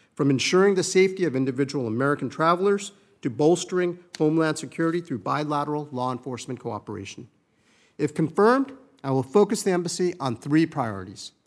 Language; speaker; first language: English; early bilingual, other home language; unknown